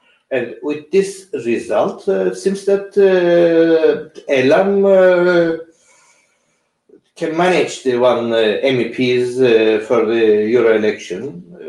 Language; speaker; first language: English; non-native, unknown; Turkish